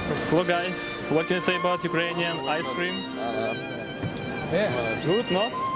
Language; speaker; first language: English; non-native, learner; Ukrainian